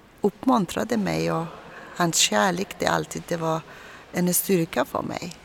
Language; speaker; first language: Swedish; non-native, fluent; Persian